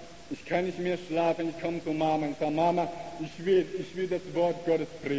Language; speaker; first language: German; non-native, learner; Chinese